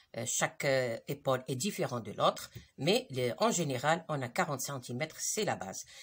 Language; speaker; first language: French; non-native, local second language; Arabic